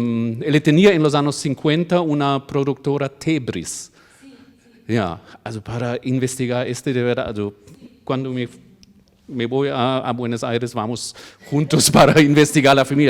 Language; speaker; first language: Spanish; non-native, fluent; German